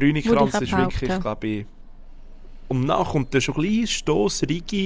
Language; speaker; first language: German; native; German